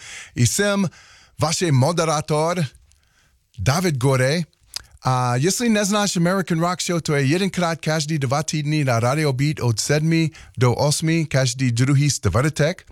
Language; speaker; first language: Czech; non-native, learner; English